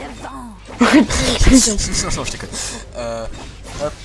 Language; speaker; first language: French; native; French